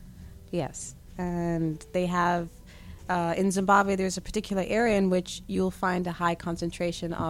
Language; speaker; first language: English; non-native, local second language; Shona